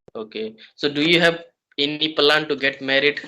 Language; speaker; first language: English; non-native, learner; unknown